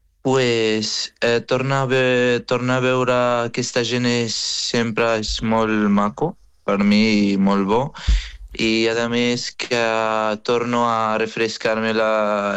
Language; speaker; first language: Catalan; non-native, fluent; Arabic